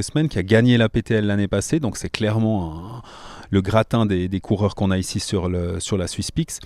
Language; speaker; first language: French; native; French